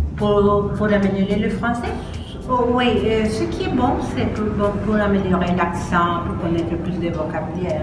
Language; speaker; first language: French; non-native, fluent; Spanish